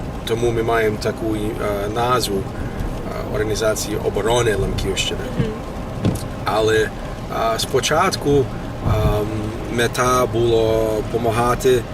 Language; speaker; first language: Ukrainian; early bilingual, heritage; Ukrainian